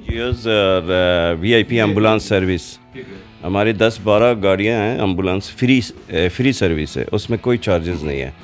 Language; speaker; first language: Urdu; non-native, local second language; Punjabi